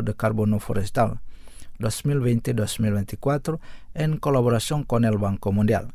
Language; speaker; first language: Spanish; non-native, fluent; Indonesian